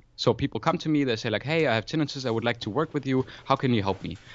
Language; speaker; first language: English; non-native, fluent; German